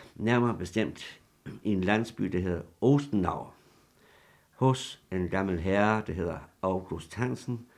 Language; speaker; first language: Danish; native; Danish